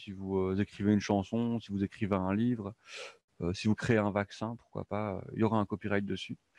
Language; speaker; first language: French; native; French